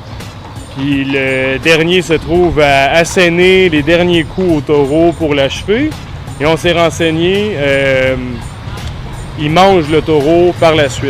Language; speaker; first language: French; native; French